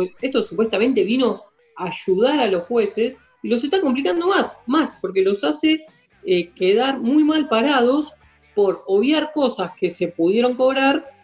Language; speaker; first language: Spanish; native; Spanish